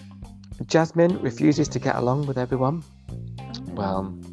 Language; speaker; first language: English; native; English